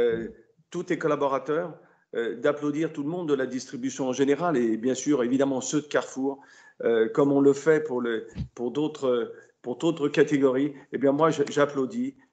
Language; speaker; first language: French; native; French